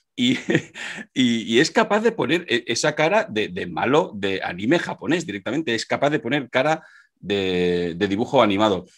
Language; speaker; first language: Spanish; native; Spanish